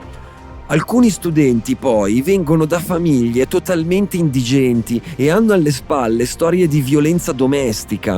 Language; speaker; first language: Italian; native; Italian